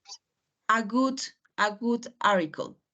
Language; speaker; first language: English; non-native, fluent; Spanish